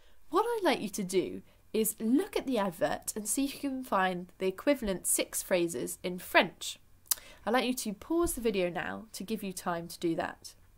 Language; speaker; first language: English; native; English